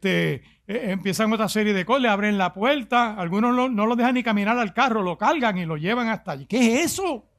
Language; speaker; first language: Spanish; native; Spanish